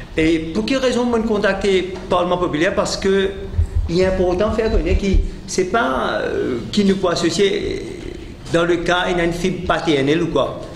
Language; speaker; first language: French; non-native, local second language; Morisyen